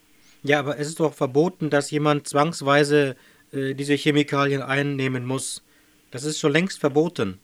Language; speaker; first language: German; native; German